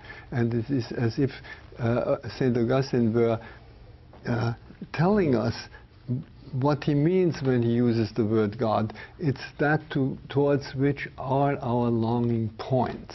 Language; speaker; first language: English; non-native, fluent; German